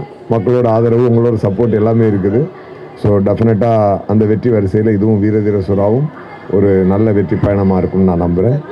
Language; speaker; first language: Tamil; native; Tamil